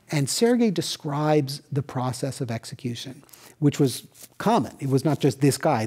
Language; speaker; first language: English; native; English